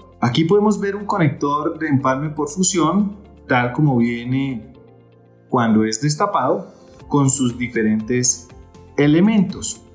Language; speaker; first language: Spanish; native; Spanish